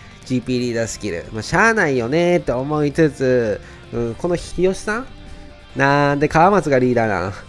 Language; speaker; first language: Japanese; native; Japanese